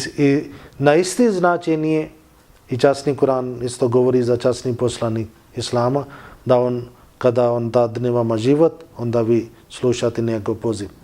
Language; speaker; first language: Bosnian; non-native, learner; Urdu